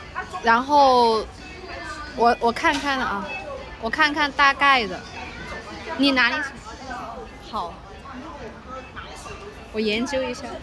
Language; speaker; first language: Chinese; non-native, local second language; Cantonese